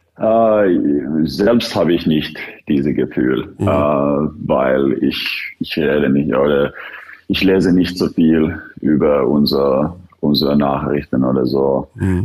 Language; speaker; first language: German; non-native, fluent; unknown